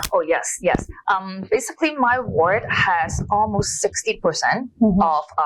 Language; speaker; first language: English; non-native, local second language; Cantonese